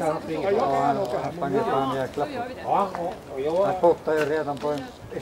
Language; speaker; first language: Swedish; native; Swedish